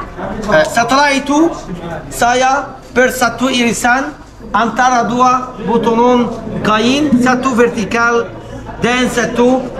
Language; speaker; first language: Indonesian; non-native, learner; Arabic